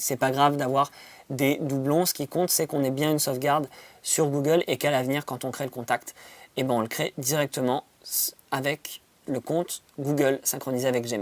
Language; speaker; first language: French; native; French